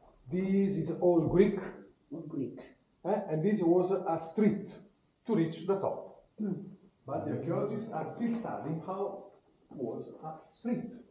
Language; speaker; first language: English; non-native, learner; Italian